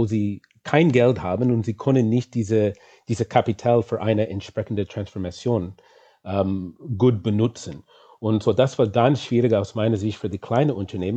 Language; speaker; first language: German; non-native, fluent; English